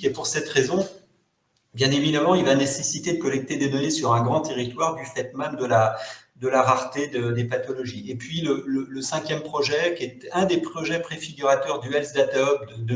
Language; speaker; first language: French; native; French